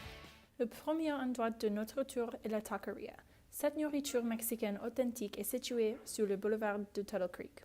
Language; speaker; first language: French; non-native, learner; English